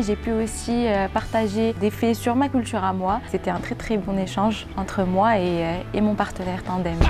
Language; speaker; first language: French; non-native, local second language; Arabic